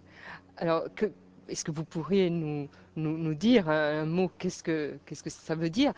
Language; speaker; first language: French; native; French